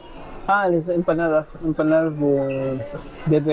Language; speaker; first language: French; non-native, fluent; Spanish